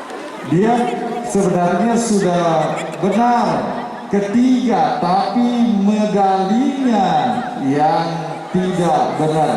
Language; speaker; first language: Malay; non-native, local second language; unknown